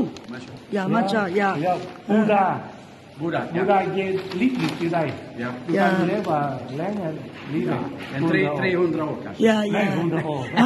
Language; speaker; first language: Swedish; non-native, learner; Vietnamese